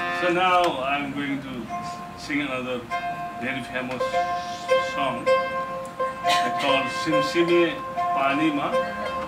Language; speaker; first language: English; non-native, learner; Nepali